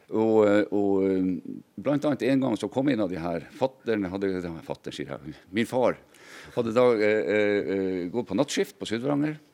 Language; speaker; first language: Norwegian; native; Norwegian